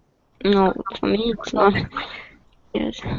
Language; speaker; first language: English; non-native, learner; Russian